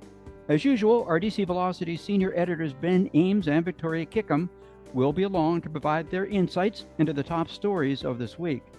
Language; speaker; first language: English; native; English